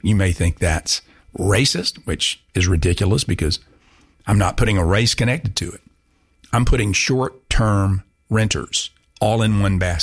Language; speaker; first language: English; native; English